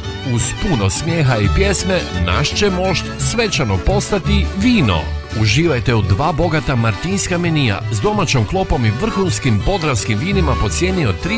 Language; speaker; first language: Croatian; native; Croatian